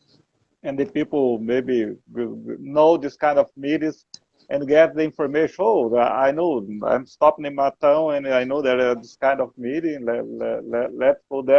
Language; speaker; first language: English; non-native, learner; Portuguese